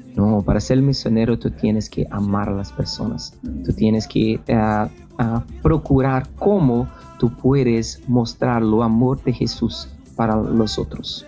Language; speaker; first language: Spanish; non-native, fluent; Portuguese